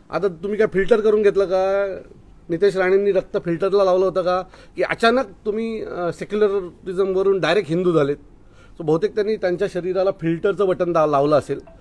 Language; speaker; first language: Marathi; native; Marathi